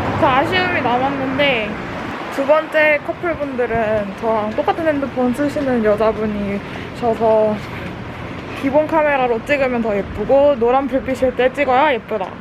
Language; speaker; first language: Korean; native; Korean